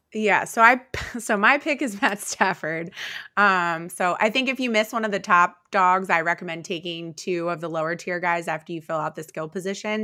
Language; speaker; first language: English; native; English